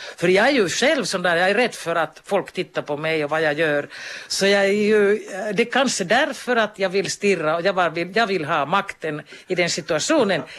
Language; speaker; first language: Swedish; non-native, local second language; Finnish